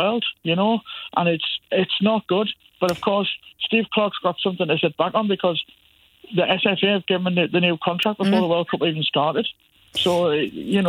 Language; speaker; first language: English; native; English